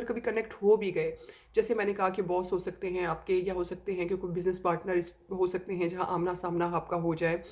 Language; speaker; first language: Hindi; native; Hindi